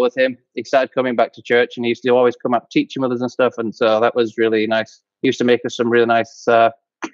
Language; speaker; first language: English; native; English